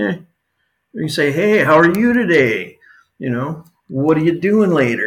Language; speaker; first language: English; native; English